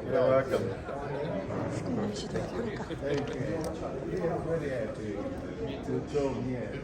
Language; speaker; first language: English; non-native, learner; Italian